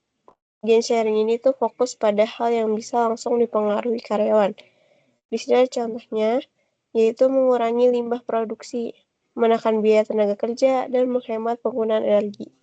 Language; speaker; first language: Indonesian; native; Indonesian